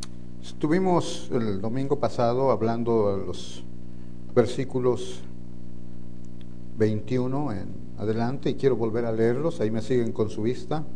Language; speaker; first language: Spanish; native; Spanish